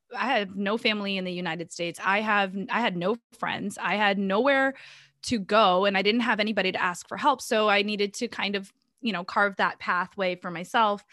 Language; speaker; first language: English; native; English